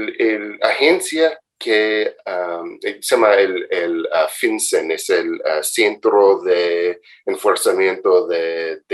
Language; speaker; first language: Spanish; non-native, fluent; English